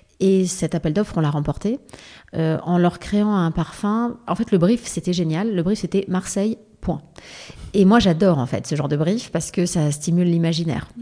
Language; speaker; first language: French; native; French